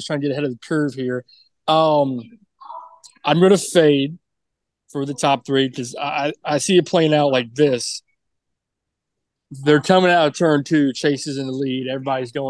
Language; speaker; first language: English; native; English